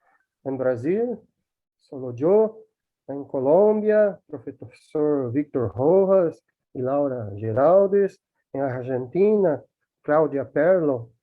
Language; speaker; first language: Spanish; non-native, learner; Portuguese